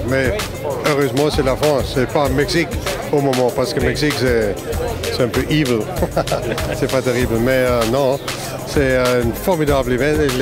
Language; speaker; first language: French; non-native, fluent; German